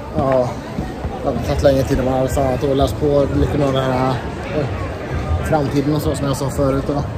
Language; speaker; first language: Swedish; native; Swedish